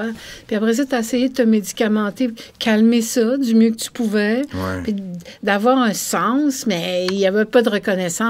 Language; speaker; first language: French; native; French